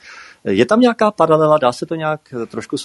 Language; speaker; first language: Czech; native; Czech